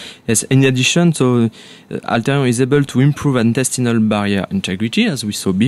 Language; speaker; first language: English; non-native, fluent; French